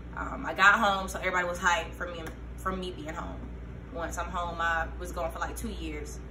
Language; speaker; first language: English; native; English